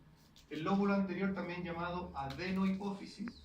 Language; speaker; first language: Spanish; native; Spanish